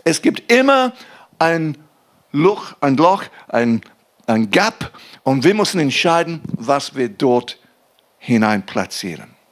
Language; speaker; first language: German; non-native, fluent; English